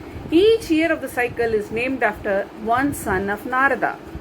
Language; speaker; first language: English; non-native, local second language; Tamil